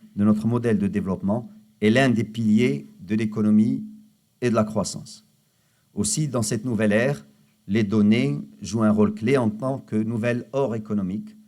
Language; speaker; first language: French; non-native, local second language; Arabic